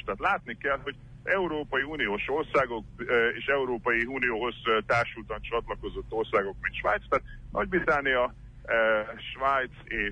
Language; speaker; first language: Hungarian; native; Hungarian